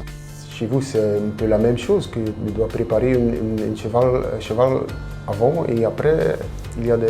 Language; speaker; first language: French; non-native, local second language; Dutch